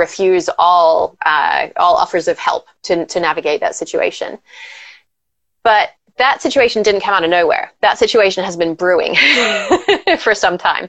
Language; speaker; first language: English; native; English